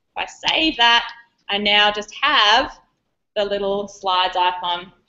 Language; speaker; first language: English; native; English